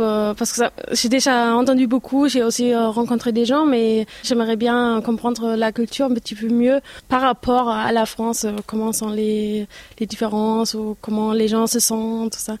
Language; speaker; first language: French; non-native, fluent; German